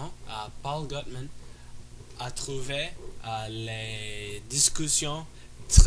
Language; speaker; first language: French; non-native, learner; English